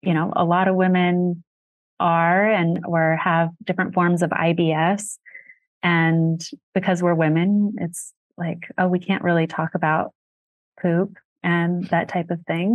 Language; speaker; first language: English; native; English